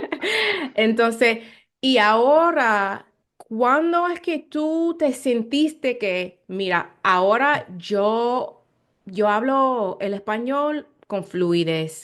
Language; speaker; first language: Spanish; non-native, learner; English